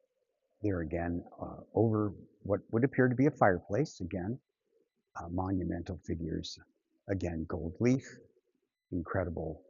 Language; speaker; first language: English; native; English